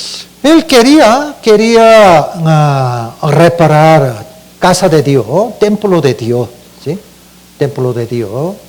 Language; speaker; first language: Spanish; non-native, learner; Korean